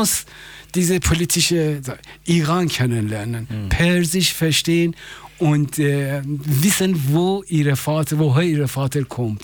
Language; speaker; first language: German; non-native, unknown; Persian